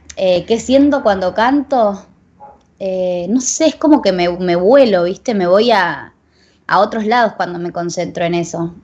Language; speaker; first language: Spanish; native; Spanish